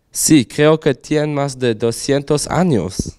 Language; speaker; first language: Spanish; non-native, learner; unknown